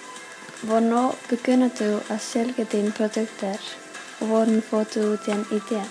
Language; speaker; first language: Danish; non-native, learner; Icelandic